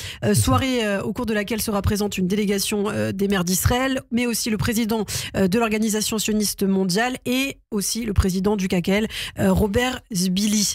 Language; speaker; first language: French; native; French